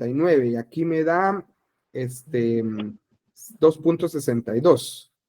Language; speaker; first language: Spanish; native; Spanish